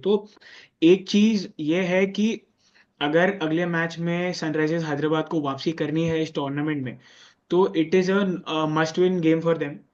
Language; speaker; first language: Hindi; native; Hindi